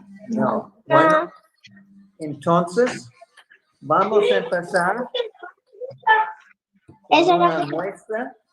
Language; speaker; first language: Spanish; non-native, fluent; English